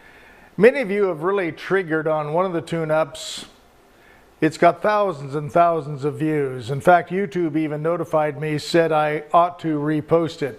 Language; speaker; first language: English; native; English